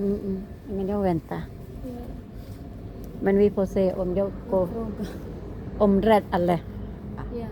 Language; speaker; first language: Swedish; non-native, learner; Thai